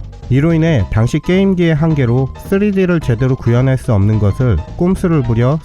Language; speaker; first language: Korean; native; Korean